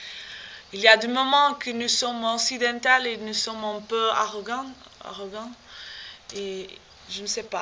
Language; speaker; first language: French; non-native, learner; Portuguese